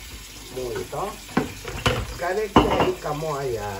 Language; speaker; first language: Dutch; non-native, local second language; Caribbean Hindustani